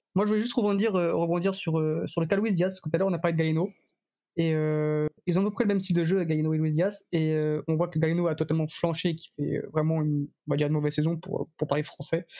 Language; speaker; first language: French; native; French